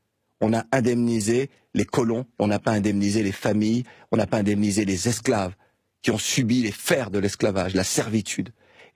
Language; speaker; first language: French; native; French